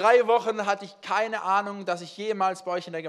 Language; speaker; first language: German; native; German